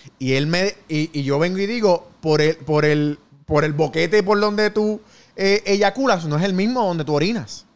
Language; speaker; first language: Spanish; native; Spanish